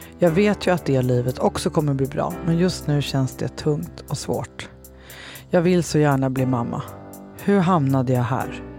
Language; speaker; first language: Swedish; native; Swedish